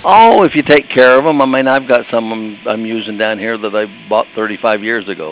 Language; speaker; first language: English; native; English